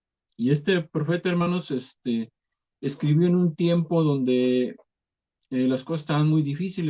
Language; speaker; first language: Spanish; native; Spanish